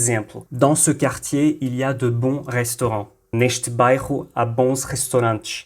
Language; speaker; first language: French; non-native, local second language; Arabic